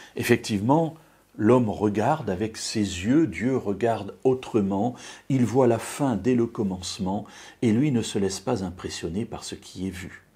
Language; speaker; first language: French; native; French